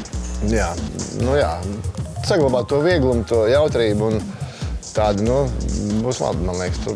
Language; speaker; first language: Latvian; native; Latvian